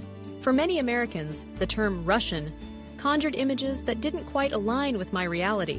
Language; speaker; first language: English; early bilingual, other home language; Russian